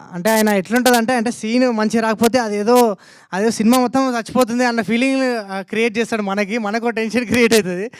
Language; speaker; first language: Telugu; native; Telugu